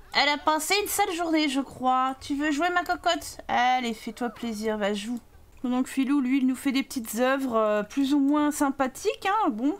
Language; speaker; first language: French; native; French